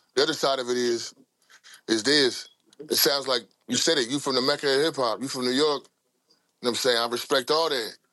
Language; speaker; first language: English; native; English